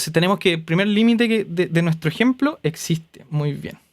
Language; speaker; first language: Spanish; native; Spanish